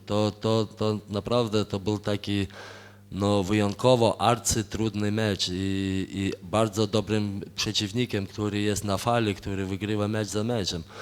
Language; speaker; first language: Polish; non-native, fluent; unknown